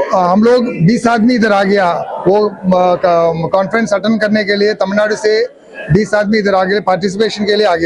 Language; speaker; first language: Hindi; non-native, local second language; Tamil